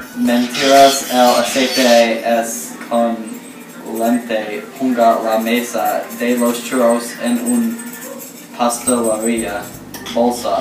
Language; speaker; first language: Spanish; non-native, learner; English